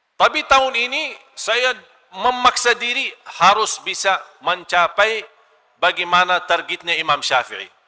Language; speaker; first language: Malay; non-native, fluent; Arabic